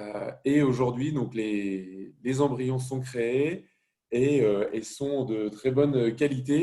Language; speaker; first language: French; native; French